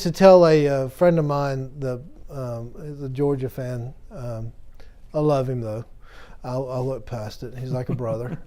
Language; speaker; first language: English; native; English